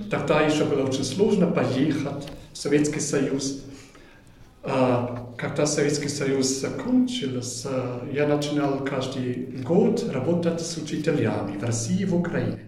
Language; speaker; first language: Russian; non-native, fluent; German